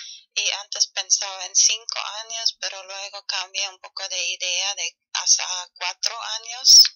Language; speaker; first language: Spanish; non-native, fluent; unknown